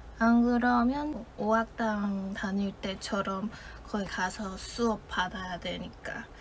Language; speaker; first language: Korean; non-native, fluent; Chinese